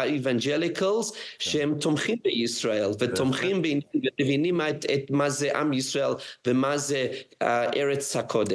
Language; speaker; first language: Hebrew; non-native, fluent; English